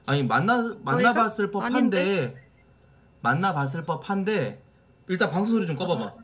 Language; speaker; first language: Korean; native; Korean